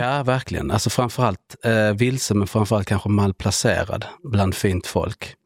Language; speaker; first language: Swedish; early bilingual, other home language; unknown